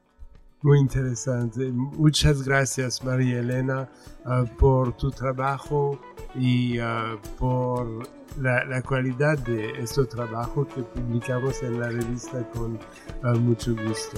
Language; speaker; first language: Spanish; non-native, fluent; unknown